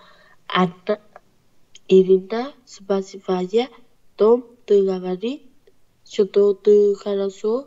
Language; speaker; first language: Russian; non-native, learner; Vietnamese